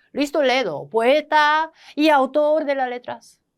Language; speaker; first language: Spanish; non-native, fluent; Korean